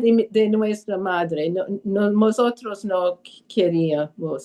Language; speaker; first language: Spanish; early bilingual, heritage; Spanish